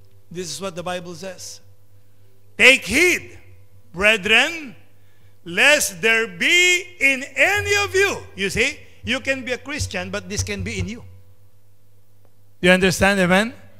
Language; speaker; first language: English; non-native, local second language; Filipino